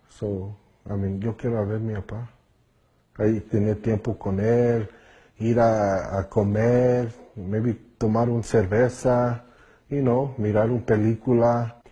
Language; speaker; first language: Spanish; early bilingual, heritage; Spanish